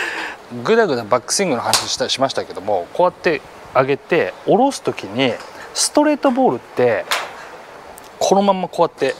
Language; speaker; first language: Japanese; native; Japanese